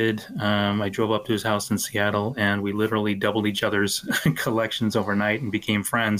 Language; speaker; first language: English; native; English